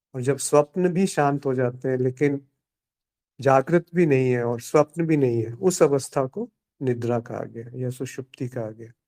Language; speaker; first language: Hindi; native; Hindi